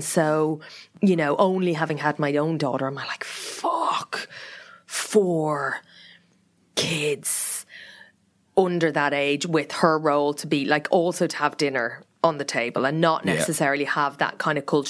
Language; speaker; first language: English; native; English